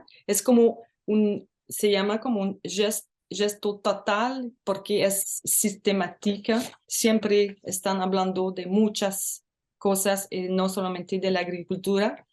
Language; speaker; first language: Spanish; non-native, learner; French